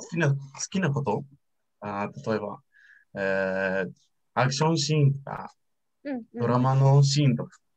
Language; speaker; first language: Japanese; non-native, learner; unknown